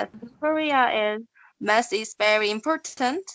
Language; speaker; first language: English; non-native, learner; Korean